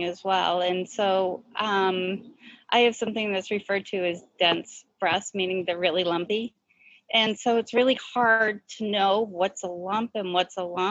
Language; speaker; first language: English; native; English